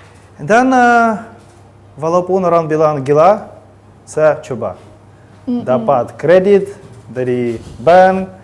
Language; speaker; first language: Indonesian; non-native, learner; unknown